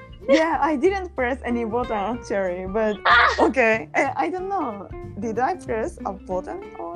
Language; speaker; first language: English; non-native, learner; Japanese